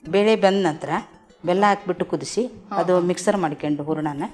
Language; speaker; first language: Kannada; native; Kannada